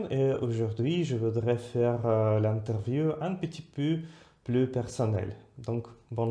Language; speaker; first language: French; non-native, fluent; Russian